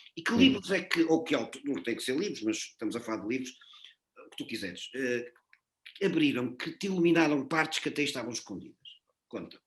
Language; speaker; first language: Portuguese; native; Portuguese